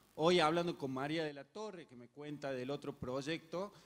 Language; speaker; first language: Spanish; native; Spanish